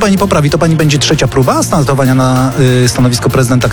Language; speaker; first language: Polish; native; Polish